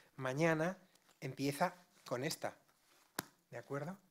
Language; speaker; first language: Spanish; non-native, local second language; Galician